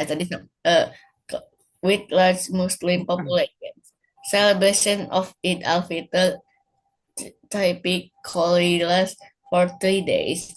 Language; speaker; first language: English; non-native, learner; Indonesian